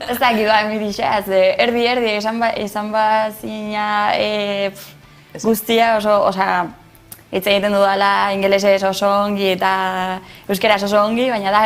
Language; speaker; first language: Basque; non-native, local second language; Spanish